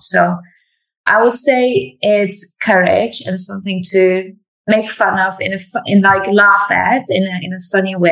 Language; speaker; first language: English; non-native, fluent; Dutch